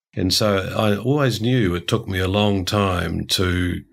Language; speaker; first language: English; native; English